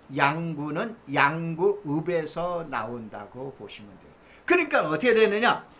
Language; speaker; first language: Korean; native; Korean